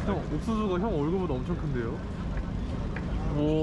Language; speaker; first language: Korean; native; Korean